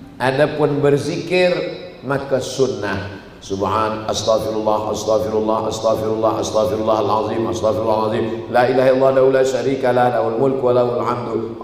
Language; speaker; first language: Malay; native; Malay